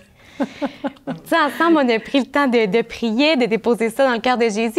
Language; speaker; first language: French; native; French